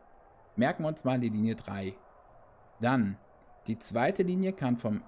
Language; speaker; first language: German; native; German